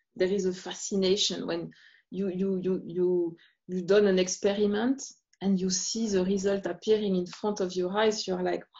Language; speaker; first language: English; non-native, fluent; French